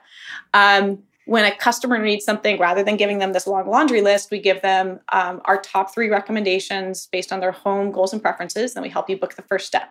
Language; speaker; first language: English; native; English